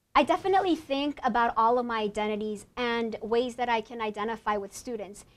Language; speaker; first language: English; native; English